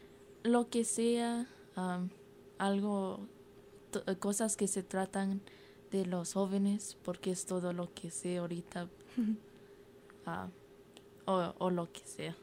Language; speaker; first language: Spanish; early bilingual, heritage; Spanish